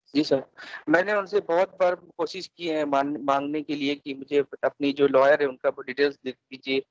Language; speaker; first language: Hindi; native; Hindi